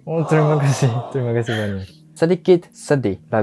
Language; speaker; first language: Indonesian; non-native, learner; Japanese